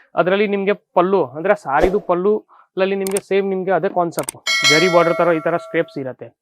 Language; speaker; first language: Kannada; non-native, fluent; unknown